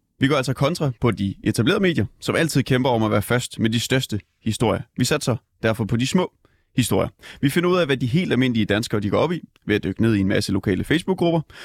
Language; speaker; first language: Danish; native; Danish